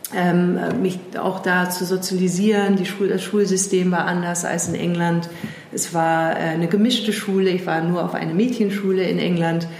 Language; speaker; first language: German; early bilingual, heritage; German